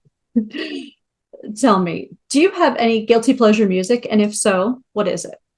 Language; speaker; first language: English; native; English